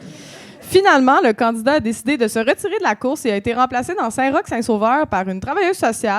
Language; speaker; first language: French; native; French